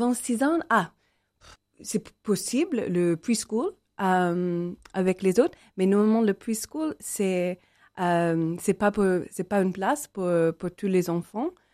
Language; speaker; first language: French; non-native, learner; English